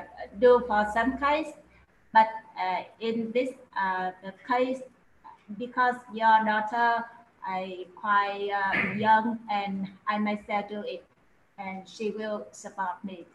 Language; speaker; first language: English; non-native, learner; Vietnamese